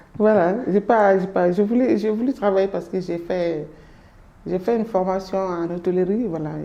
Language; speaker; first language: French; non-native, local second language; Mandingo